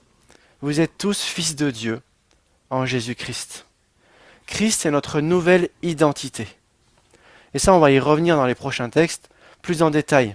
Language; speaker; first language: French; native; French